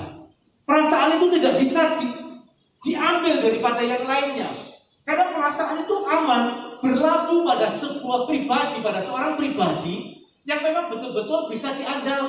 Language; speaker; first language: Indonesian; native; Indonesian